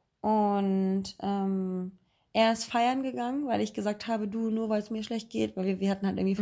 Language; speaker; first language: German; native; German